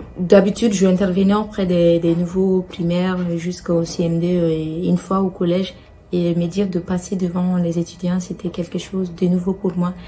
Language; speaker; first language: French; non-native, local second language; Bambara